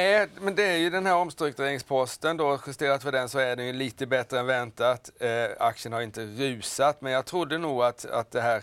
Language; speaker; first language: Swedish; native; Swedish